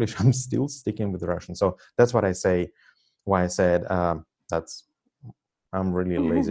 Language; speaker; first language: English; non-native, fluent; Russian